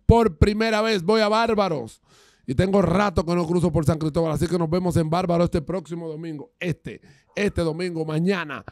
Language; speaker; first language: Spanish; native; Spanish